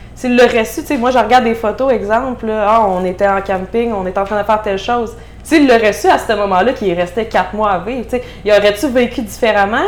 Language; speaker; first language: French; native; French